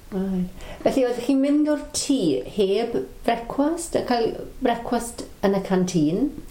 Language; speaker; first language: Welsh; non-native, local second language; English